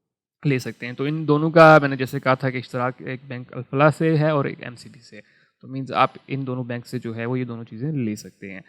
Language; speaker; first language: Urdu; non-native, local second language; Punjabi